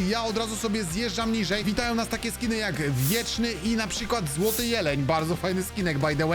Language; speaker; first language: Polish; native; Polish